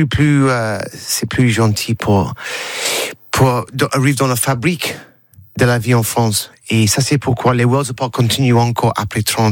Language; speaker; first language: French; non-native, learner; English